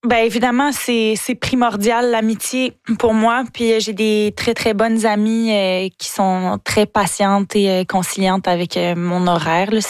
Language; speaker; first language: French; native; French